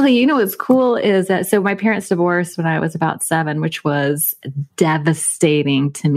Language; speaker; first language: English; native; English